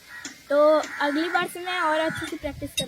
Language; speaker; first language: Hindi; non-native, local second language; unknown